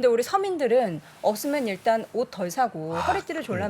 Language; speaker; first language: Korean; native; Korean